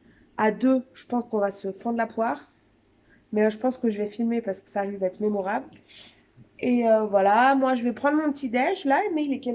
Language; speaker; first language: French; native; French